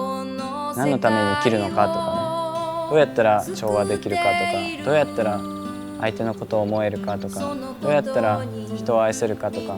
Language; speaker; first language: Japanese; native; Japanese